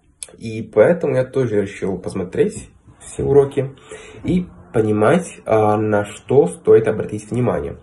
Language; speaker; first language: Russian; non-native, fluent; Italian